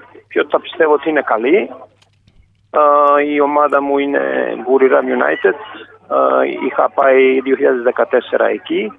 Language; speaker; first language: Greek; non-native, fluent; Serbian